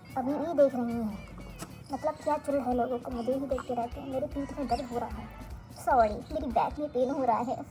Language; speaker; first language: Hindi; native; Hindi